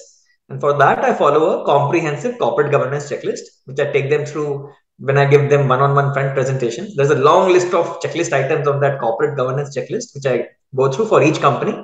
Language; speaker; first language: English; non-native, local second language; Hindi